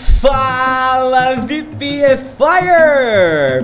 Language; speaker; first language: English; non-native, fluent; Portuguese